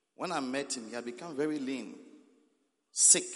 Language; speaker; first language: English; non-native, local second language; Akan